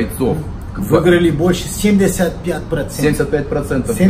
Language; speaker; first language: Russian; non-native, learner; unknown